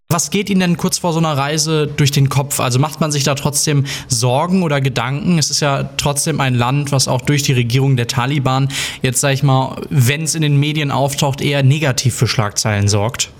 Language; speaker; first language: German; native; German